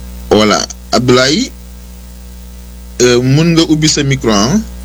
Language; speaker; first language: French; non-native, local second language; Wolof